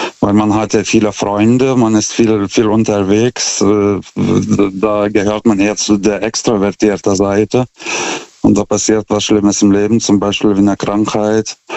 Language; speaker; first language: German; non-native, fluent; Lithuanian